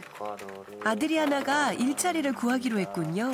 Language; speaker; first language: Korean; native; Korean